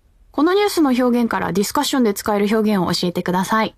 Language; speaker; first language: Japanese; native; Japanese